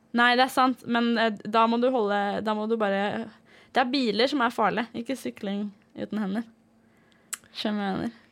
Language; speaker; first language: Norwegian; early bilingual, other home language; Danish